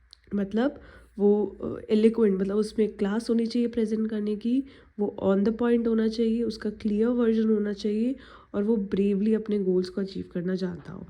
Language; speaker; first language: Hindi; native; Hindi